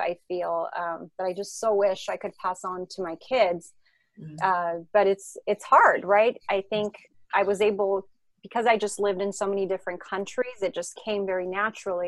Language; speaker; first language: English; non-native, fluent; French